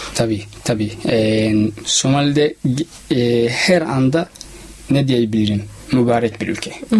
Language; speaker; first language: Turkish; non-native, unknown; Somali